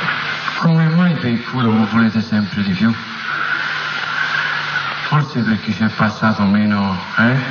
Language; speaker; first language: Italian; native; Italian